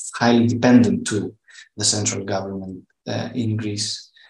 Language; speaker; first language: English; non-native, fluent; Greek